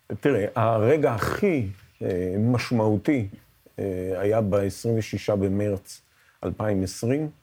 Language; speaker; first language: Hebrew; native; Hebrew